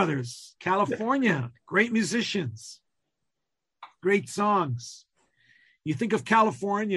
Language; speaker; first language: English; non-native, fluent; Italian